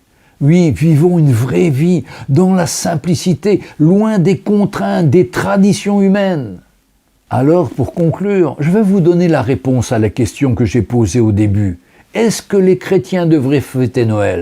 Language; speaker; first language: French; native; French